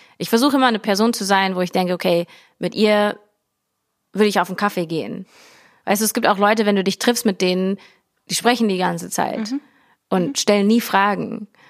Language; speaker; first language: German; early bilingual, heritage; English